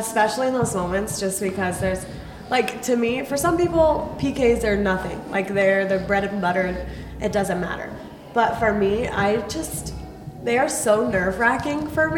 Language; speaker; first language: English; native; English